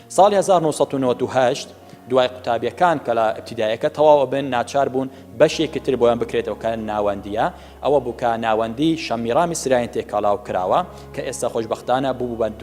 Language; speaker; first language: Central Kurdish; non-native, local second language; Assyrian Neo-Aramaic